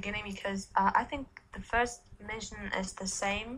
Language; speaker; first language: English; non-native, fluent; German